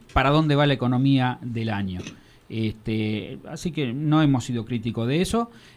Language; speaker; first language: Spanish; native; Spanish